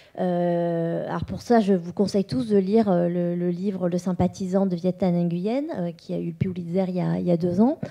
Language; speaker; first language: French; non-native, local second language; Vietnamese